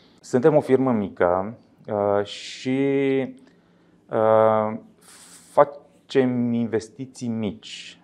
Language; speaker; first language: Romanian; native; Romanian